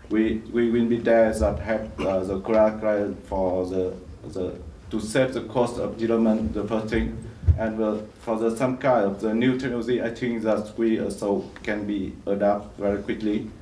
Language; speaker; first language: English; non-native, learner; Vietnamese